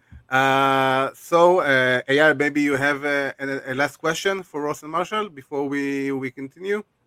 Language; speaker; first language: English; non-native, fluent; Hebrew